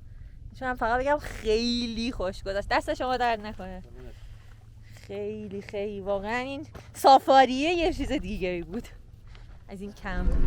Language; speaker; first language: Persian; native; Persian